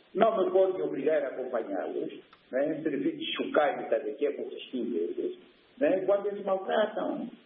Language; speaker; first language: Portuguese; native; Portuguese